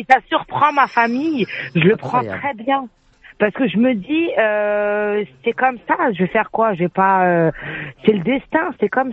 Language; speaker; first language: French; native; French